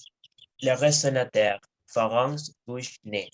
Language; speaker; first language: French; non-native, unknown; Spanish